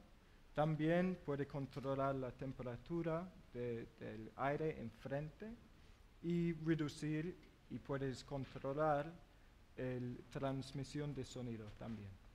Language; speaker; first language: Spanish; non-native, learner; English